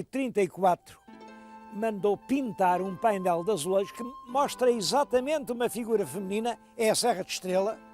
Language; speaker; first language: Portuguese; native; Portuguese